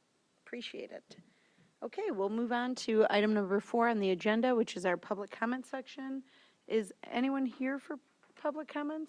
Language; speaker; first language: English; native; English